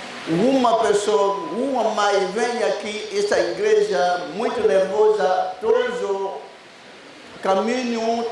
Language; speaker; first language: Portuguese; non-native, learner; Lingala